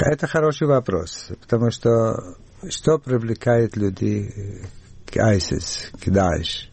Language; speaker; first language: Russian; non-native, learner; Arabic